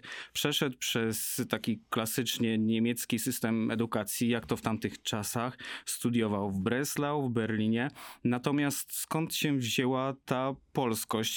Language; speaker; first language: Polish; native; Polish